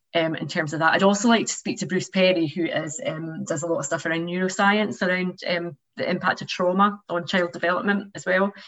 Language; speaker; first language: English; native; English